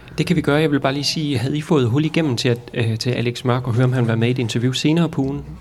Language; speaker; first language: Danish; native; Danish